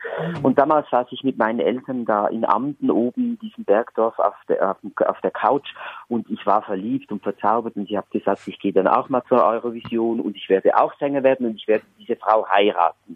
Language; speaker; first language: German; native; German